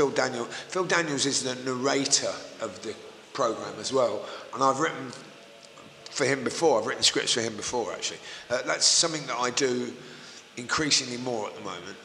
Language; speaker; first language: English; native; English